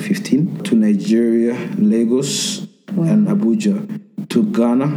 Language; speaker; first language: English; non-native, local second language; Somali